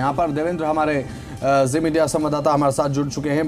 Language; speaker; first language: Hindi; native; Hindi